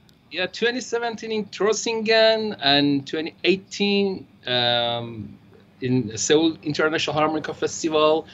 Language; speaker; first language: English; non-native, learner; Persian